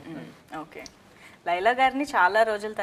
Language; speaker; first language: Telugu; native; Telugu